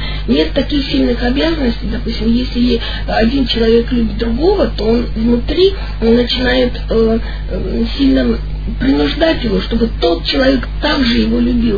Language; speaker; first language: Russian; native; Russian